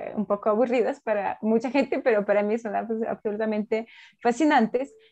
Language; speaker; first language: Spanish; non-native, fluent; Russian